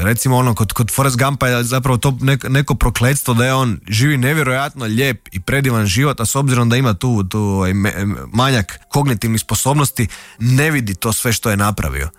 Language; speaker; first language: Croatian; native; Croatian